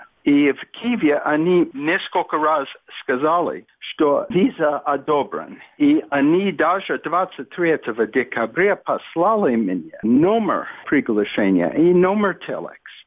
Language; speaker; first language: Russian; non-native, fluent; English